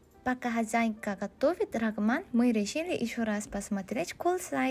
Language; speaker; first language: Russian; non-native, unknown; Korean